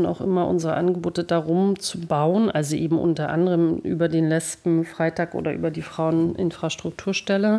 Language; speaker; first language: German; native; German